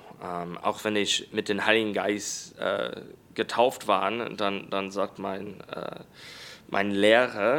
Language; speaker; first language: German; non-native, learner; English